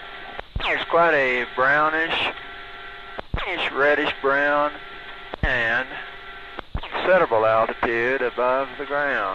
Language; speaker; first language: English; native; English